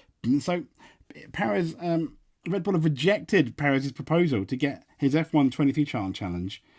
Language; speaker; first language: English; native; English